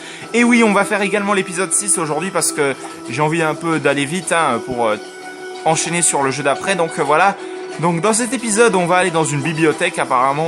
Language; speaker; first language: French; native; French